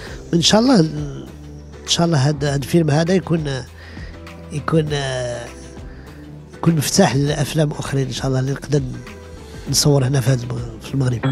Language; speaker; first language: Arabic; early bilingual, heritage; Arabic